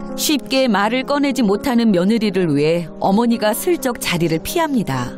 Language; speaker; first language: Korean; native; Korean